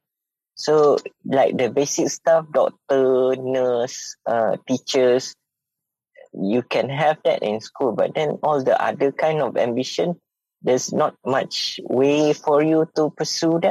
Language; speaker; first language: English; non-native, local second language; Malay